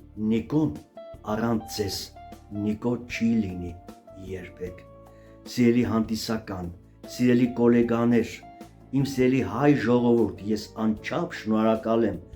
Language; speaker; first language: Armenian; native; Armenian